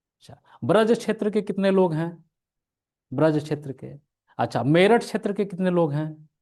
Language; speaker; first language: Hindi; native; Hindi